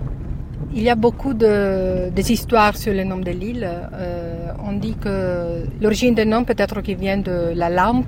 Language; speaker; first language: French; non-native, learner; Italian